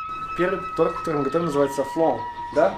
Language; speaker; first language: Russian; native; Russian